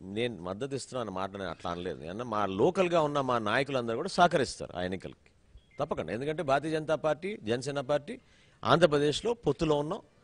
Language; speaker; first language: Telugu; native; Telugu